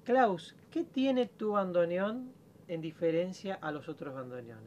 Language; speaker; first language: Spanish; native; Spanish